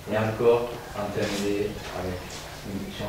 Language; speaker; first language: French; non-native, learner; Hungarian